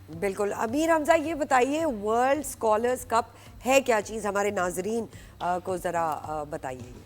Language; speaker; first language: Hindi; native; Hindi